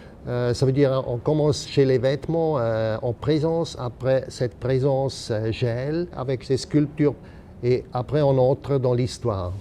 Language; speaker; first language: French; non-native, fluent; German